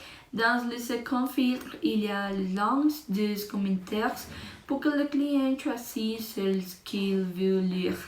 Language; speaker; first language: French; non-native, learner; Spanish